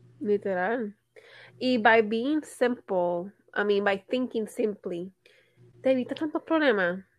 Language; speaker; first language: English; non-native, local second language; Spanish